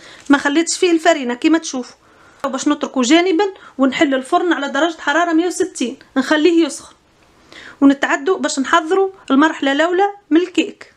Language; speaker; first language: Arabic; native; Arabic